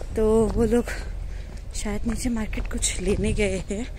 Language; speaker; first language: Hindi; native; Hindi